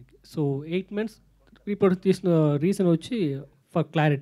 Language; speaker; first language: Telugu; non-native, learner; Tamil